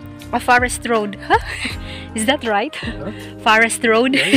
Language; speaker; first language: English; non-native, local second language; Cebuano